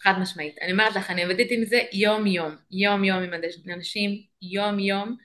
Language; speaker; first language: Hebrew; native; Hebrew